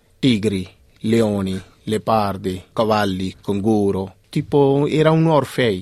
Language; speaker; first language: Italian; non-native, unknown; Punjabi